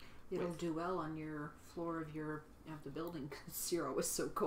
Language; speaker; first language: English; native; English